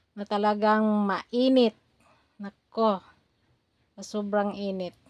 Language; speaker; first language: Filipino; non-native, local second language; Cebuano